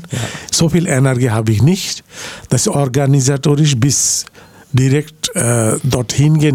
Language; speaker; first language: German; non-native, fluent; Bangla